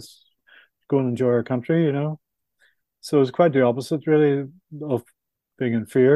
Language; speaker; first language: English; native; English